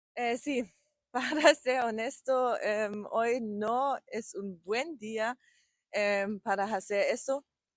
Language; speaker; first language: Spanish; non-native, learner; German